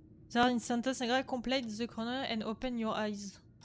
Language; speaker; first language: English; non-native, learner; French